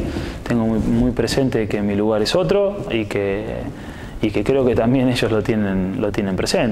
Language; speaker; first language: Spanish; native; Spanish